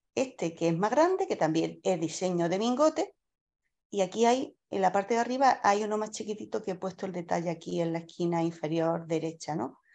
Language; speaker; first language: Spanish; native; Spanish